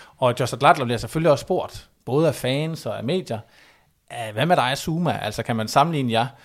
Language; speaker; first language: Danish; native; Danish